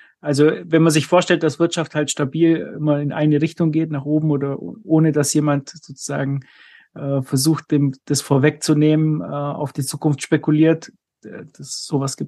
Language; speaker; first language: German; native; German